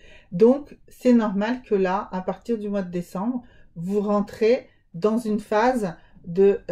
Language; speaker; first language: French; native; French